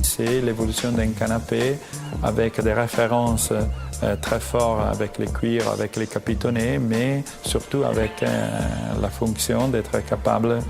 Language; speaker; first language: French; non-native, fluent; Italian